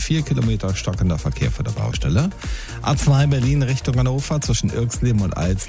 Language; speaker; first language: German; native; German